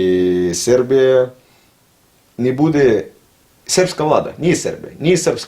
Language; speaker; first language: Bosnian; non-native, learner; Russian